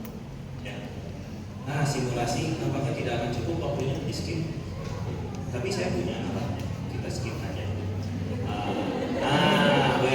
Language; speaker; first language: Indonesian; non-native, local second language; Sundanese